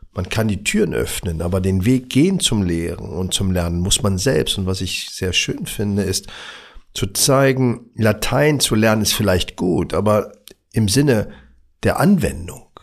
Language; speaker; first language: German; early bilingual, other home language; Arabic